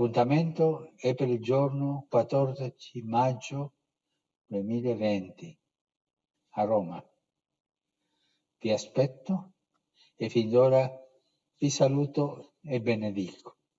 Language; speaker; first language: Italian; non-native, fluent; Spanish